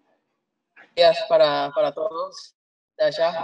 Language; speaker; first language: Spanish; non-native, fluent; Korean